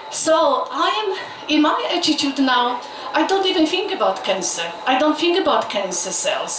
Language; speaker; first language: English; non-native, fluent; Polish